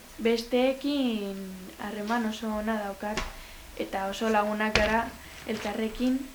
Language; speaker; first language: Basque; non-native, local second language; Spanish